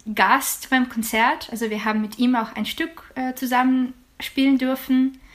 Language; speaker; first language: German; non-native, fluent; Ukrainian